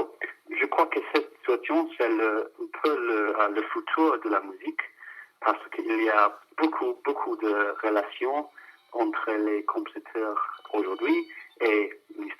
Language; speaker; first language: French; non-native, fluent; English